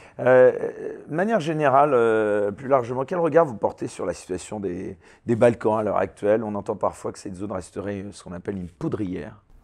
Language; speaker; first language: French; native; French